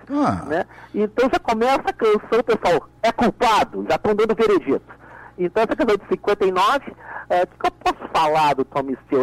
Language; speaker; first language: Portuguese; native; Portuguese